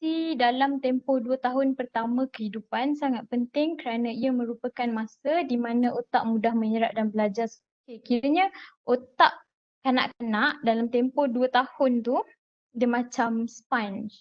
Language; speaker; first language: Malay; native; Malay